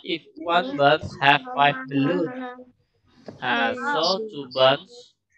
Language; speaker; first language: English; non-native, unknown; Indonesian